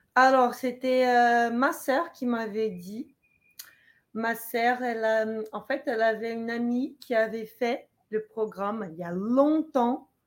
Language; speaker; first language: French; non-native, fluent; Portuguese